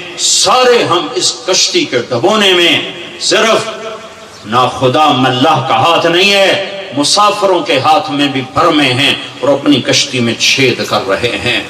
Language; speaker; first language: Urdu; non-native, local second language; Punjabi